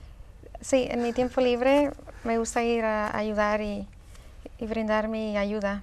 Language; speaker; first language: Spanish; early bilingual, heritage; Spanish